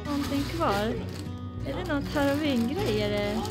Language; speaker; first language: Swedish; non-native, learner; Japanese